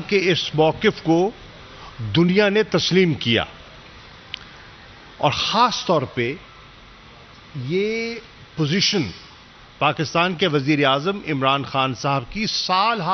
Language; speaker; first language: Urdu; non-native, local second language; Saraiki